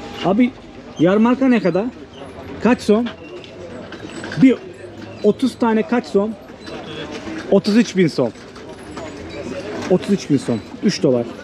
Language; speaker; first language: Turkish; native; Turkish